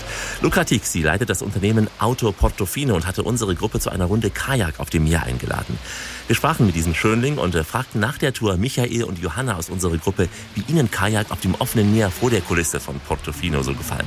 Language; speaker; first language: German; native; German